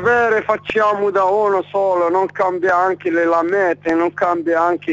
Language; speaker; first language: Italian; non-native, learner; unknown